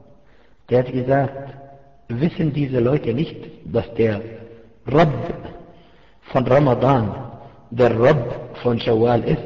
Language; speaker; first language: German; non-native, fluent; Arabic